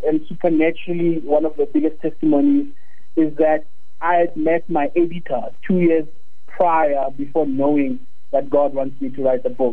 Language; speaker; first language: English; non-native, local second language; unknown